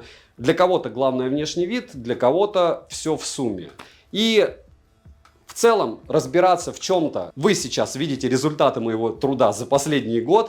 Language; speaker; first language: Russian; native; Russian